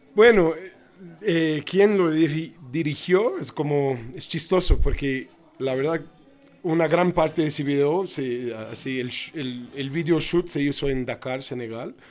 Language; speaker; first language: Spanish; non-native, fluent; English